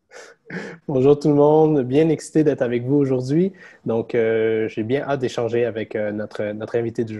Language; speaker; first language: French; native; French